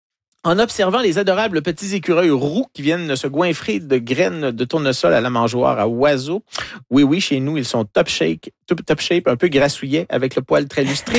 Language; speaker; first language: French; native; French